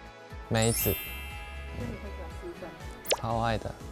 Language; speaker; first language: Chinese; non-native, fluent; Japanese